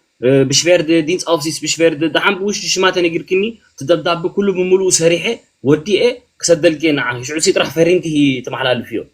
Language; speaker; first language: Tigrinya; early bilingual, heritage; Tigrinya